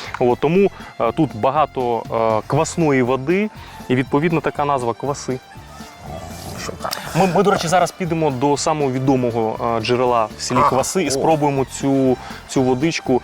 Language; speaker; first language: Ukrainian; native; Ukrainian